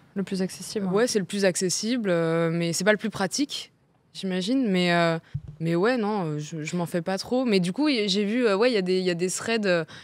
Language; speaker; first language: French; native; French